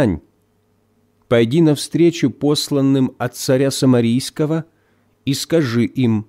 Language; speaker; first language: Russian; native; Russian